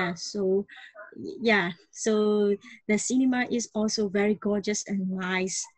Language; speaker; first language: English; non-native, learner; Burmese